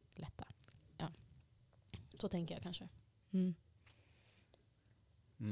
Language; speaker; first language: Swedish; early bilingual, other home language; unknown